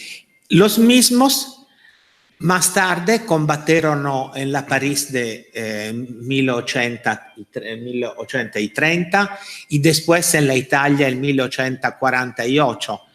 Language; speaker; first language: Spanish; non-native, fluent; Italian